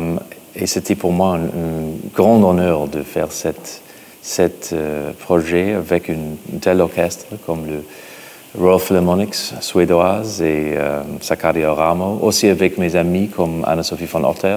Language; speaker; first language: French; non-native, fluent; English